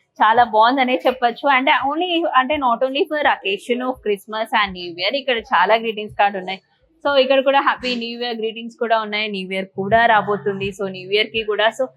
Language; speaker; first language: Telugu; native; Telugu